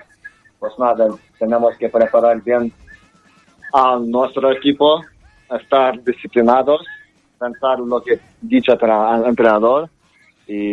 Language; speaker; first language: Spanish; non-native, learner; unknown